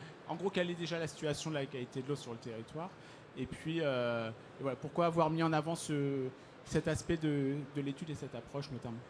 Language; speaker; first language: French; native; French